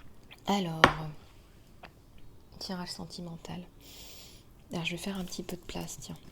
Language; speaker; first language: French; native; French